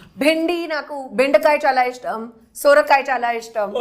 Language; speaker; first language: Telugu; non-native, local second language; Hindi